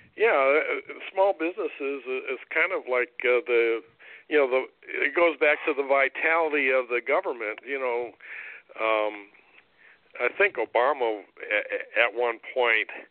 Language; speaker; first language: English; native; English